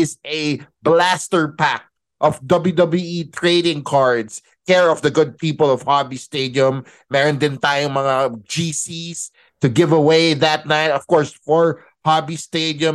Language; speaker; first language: English; non-native, local second language; Filipino